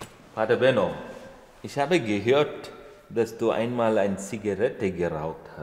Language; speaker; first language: German; non-native, fluent; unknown